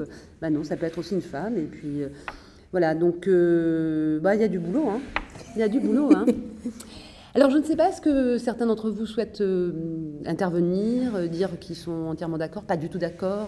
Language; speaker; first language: French; native; French